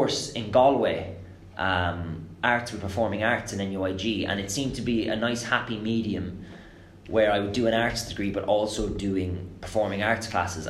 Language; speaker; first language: English; native; English